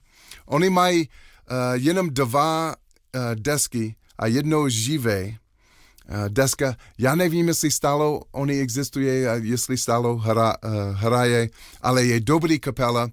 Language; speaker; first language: Czech; non-native, learner; English